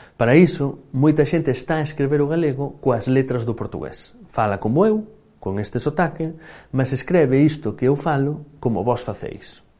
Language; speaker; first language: Galician; native; Galician